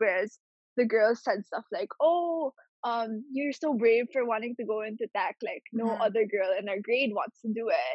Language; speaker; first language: English; non-native, local second language; Filipino